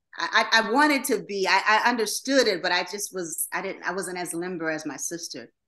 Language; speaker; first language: English; native; English